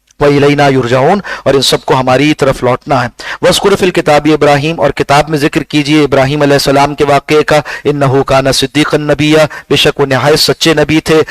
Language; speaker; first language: Urdu; native; Urdu